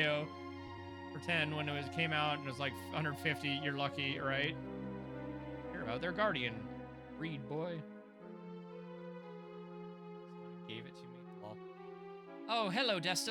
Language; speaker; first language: English; native; English